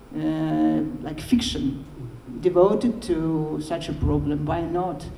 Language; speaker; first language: English; non-native, learner; Russian